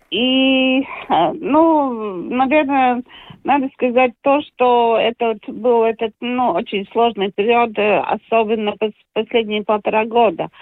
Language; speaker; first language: Russian; non-native, local second language; Latvian